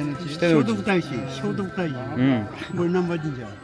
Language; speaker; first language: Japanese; non-native, learner; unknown